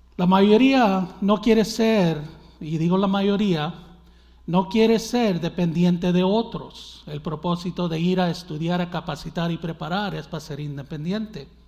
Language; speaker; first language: Spanish; early bilingual, heritage; Spanish